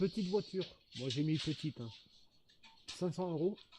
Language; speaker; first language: French; native; French